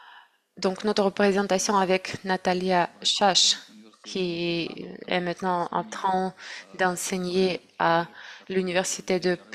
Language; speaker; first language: French; non-native, fluent; Russian